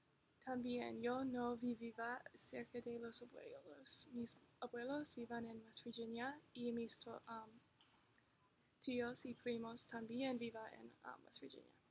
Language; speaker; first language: Spanish; non-native, learner; English